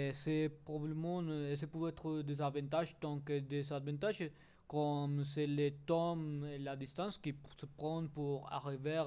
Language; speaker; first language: French; non-native, learner; Spanish